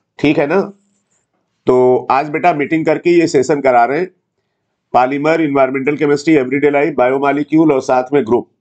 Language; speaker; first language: Hindi; native; Hindi